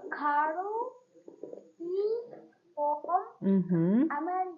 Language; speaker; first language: English; non-native, learner; Kazakh